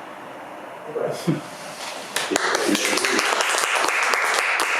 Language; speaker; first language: French; native; French